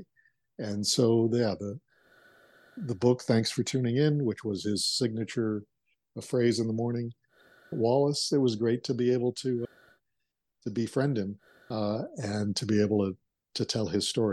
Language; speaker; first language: English; native; English